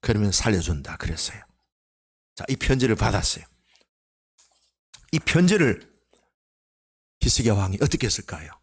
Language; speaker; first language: Korean; native; Korean